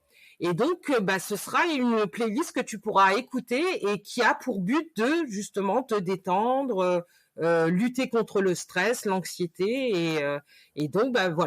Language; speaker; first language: French; native; French